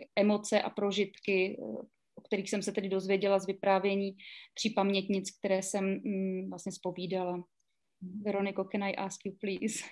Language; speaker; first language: Czech; native; Czech